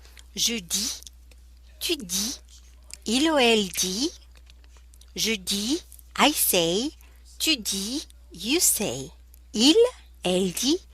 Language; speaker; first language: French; non-native, fluent; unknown